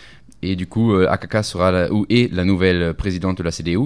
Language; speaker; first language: French; non-native, fluent; German